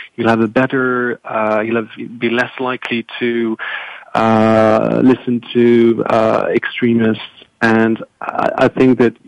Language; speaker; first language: English; non-native, fluent; French